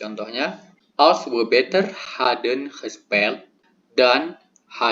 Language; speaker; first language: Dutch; non-native, learner; Indonesian